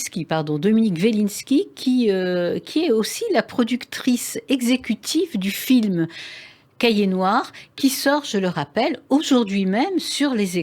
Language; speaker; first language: French; native; French